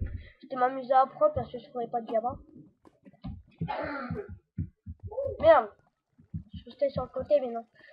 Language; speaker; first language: French; native; French